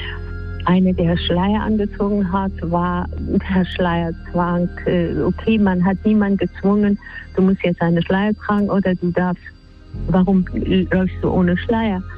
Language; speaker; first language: German; non-native, fluent; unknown